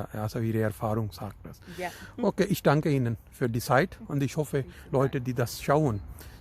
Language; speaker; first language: German; non-native, fluent; Urdu